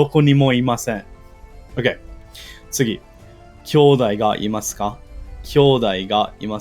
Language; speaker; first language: Japanese; non-native, learner; English